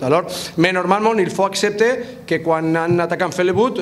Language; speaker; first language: French; non-native, fluent; Spanish